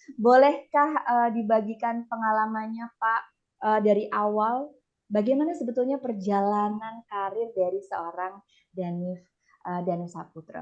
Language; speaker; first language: Indonesian; native; Indonesian